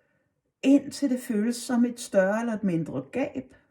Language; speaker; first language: Danish; native; Danish